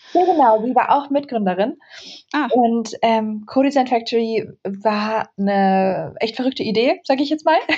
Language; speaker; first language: German; early bilingual, other home language; Central Kurdish